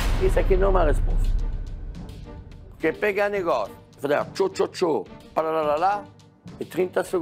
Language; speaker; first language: Portuguese; non-native, fluent; French